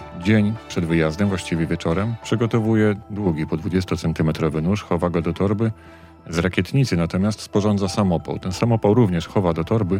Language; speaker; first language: Polish; native; Polish